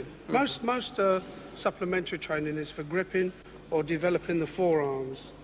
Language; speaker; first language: English; native; English